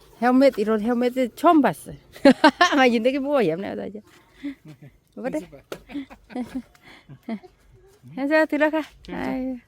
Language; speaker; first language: Korean; non-native, learner; Vietnamese